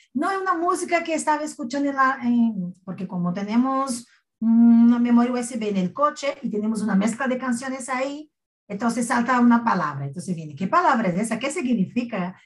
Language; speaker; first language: Spanish; non-native, fluent; Portuguese